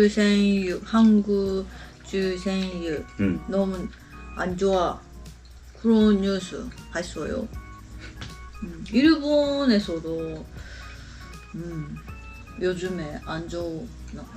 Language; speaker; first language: Korean; non-native, learner; Japanese